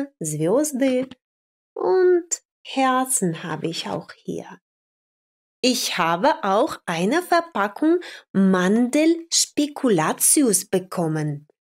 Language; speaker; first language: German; non-native, fluent; Russian